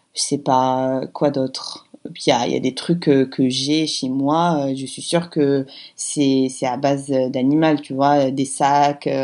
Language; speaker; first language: French; non-native, local second language; Arabic